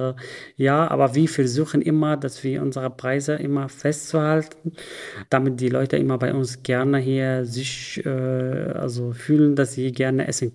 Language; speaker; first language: German; non-native, learner; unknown